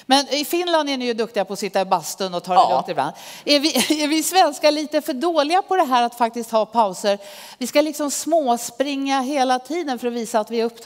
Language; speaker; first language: Swedish; native; Swedish